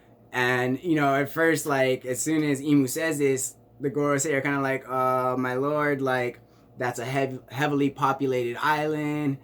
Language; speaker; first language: English; native; English